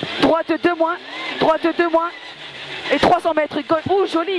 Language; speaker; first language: French; native; French